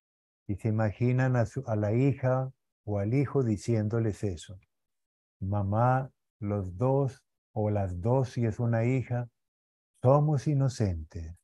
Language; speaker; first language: Spanish; native; Spanish